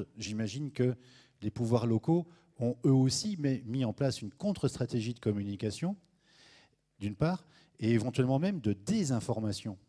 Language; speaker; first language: French; native; French